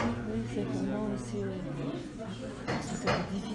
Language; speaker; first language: French; non-native, learner; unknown